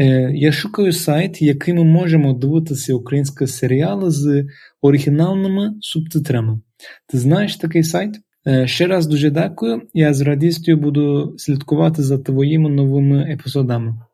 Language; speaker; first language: Ukrainian; non-native, learner; Turkish